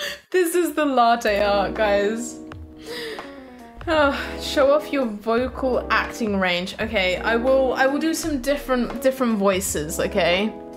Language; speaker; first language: English; early bilingual, other home language; Turkish